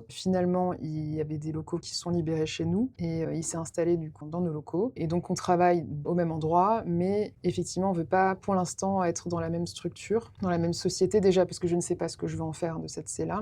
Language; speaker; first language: French; native; French